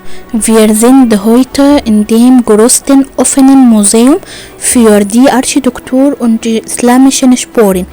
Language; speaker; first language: German; non-native, learner; Arabic